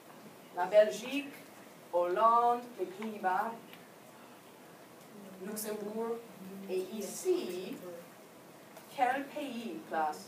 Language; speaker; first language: French; non-native, fluent; English